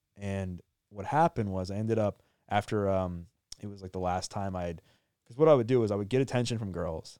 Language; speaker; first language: English; native; English